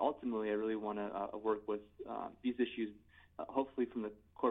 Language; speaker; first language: English; native; English